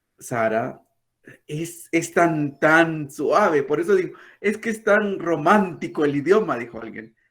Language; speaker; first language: Spanish; non-native, local second language; Kaqchikel